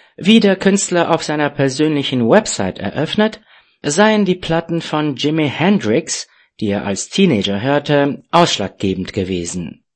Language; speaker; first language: German; non-native, fluent; Romanian